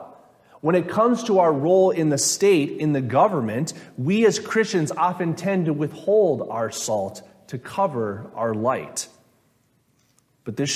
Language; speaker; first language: English; native; English